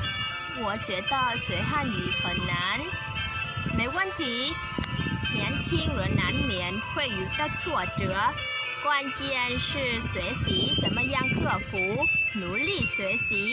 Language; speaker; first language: Chinese; non-native, learner; Vietnamese